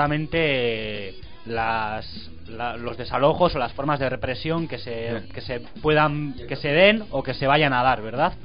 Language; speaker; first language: Spanish; native; Spanish